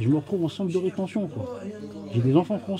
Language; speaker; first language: French; early bilingual, other home language; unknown